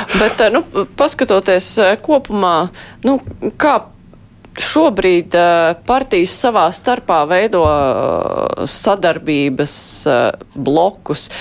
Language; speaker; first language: Latvian; native; Latvian